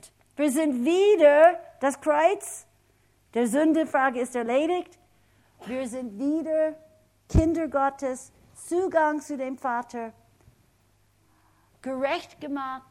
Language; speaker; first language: German; non-native, fluent; English